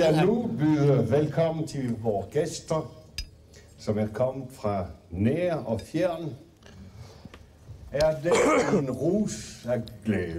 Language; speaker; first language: Danish; non-native, fluent; French